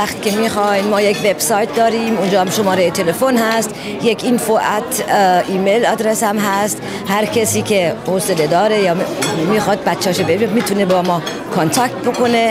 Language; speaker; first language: Persian; early bilingual, heritage; Persian